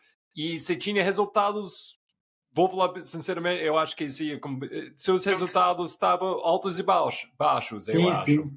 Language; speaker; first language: Portuguese; non-native, fluent; English